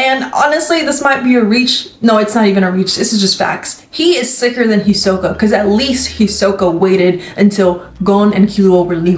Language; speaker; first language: English; native; English